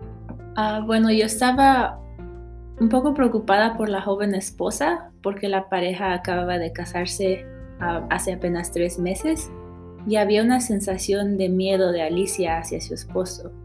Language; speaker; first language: Spanish; early bilingual, heritage; Spanish